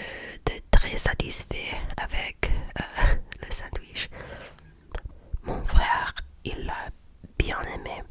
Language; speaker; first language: French; non-native, learner; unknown